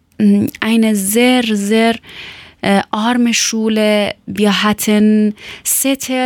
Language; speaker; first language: German; non-native, learner; Persian